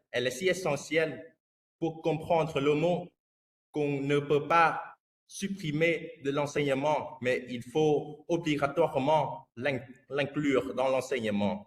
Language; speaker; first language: French; non-native, fluent; Vietnamese